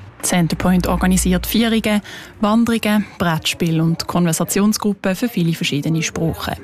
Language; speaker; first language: German; native; German